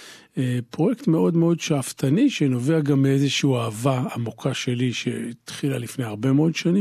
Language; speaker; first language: Hebrew; native; Hebrew